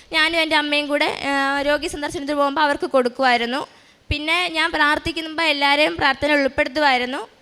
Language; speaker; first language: Malayalam; native; Malayalam